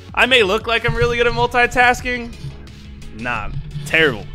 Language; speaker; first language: English; native; English